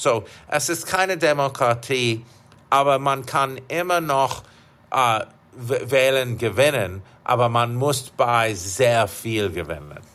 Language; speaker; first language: German; non-native, fluent; English